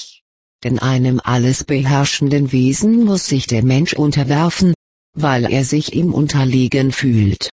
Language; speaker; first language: German; native; German